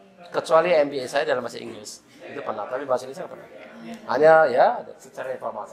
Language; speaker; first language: Indonesian; early bilingual, heritage; German